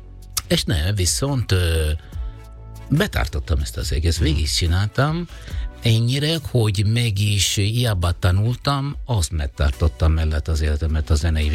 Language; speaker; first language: Hungarian; non-native, learner; Italian